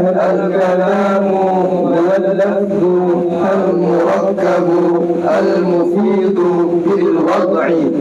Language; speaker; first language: Arabic; non-native, learner; Indonesian